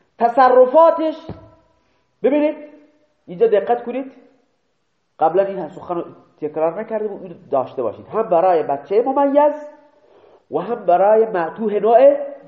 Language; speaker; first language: Persian; non-native, local second language; Baluchi